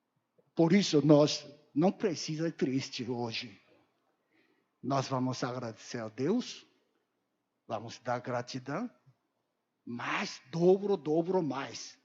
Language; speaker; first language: Portuguese; non-native, learner; Korean